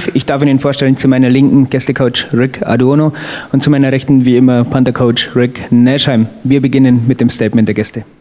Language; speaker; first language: German; native; German